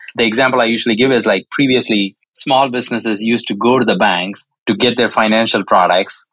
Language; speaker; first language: English; non-native, local second language; Tamil